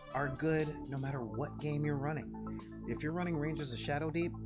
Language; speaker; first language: English; native; English